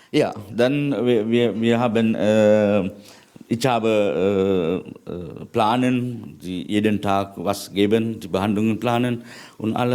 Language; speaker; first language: German; non-native, learner; Sinhala